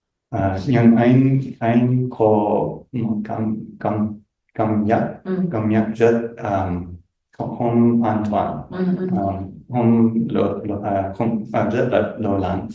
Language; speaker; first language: Vietnamese; non-native, learner; English